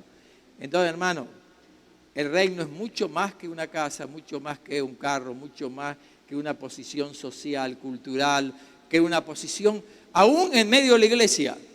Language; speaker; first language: Spanish; native; Spanish